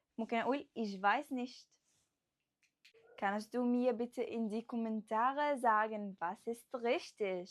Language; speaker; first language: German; non-native, fluent; Arabic